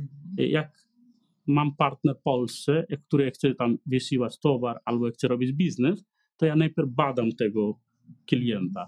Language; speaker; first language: Polish; non-native, learner; Nepali